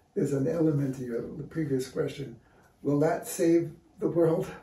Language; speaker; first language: English; native; English